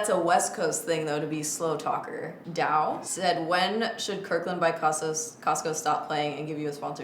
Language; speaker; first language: English; native; English